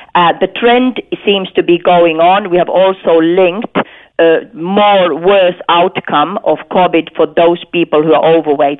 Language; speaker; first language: English; non-native, fluent; Finnish